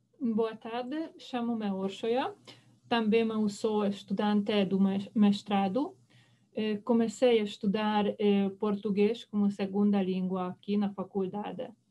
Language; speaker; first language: Portuguese; non-native, fluent; Hungarian